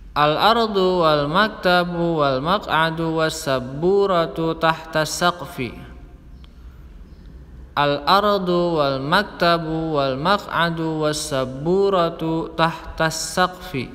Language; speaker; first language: Arabic; non-native, fluent; Indonesian